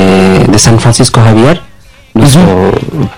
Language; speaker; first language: Spanish; non-native, learner; Bangla